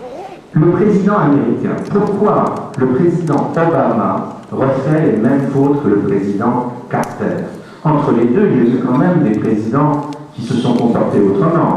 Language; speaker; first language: French; native; French